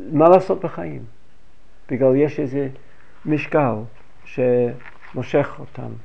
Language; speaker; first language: Hebrew; non-native, fluent; English